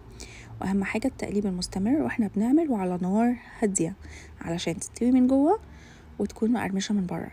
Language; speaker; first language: Arabic; native; Arabic